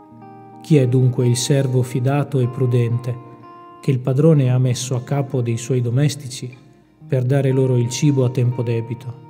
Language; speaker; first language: Italian; native; Italian